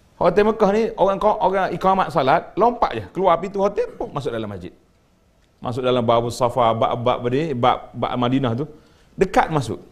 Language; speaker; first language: Malay; native; Malay